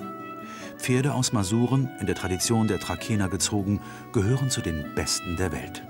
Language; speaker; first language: German; native; German